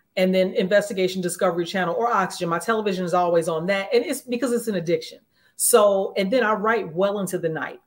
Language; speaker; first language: English; native; English